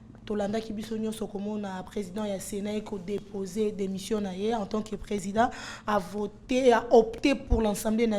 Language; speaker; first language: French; non-native, local second language; Lingala